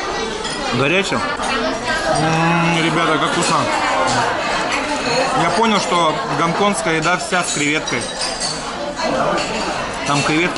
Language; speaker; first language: Russian; native; Russian